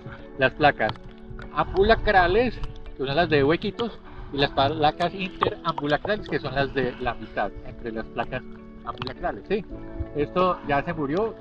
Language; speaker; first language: Spanish; native; Spanish